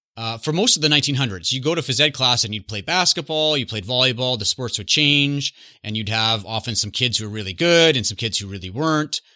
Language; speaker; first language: English; native; English